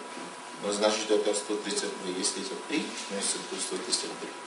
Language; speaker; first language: Russian; non-native, learner; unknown